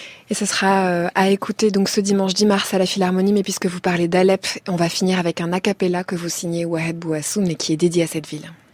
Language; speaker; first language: French; native; French